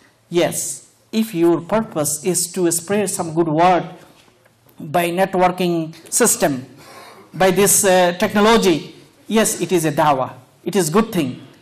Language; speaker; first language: English; non-native, local second language; Bangla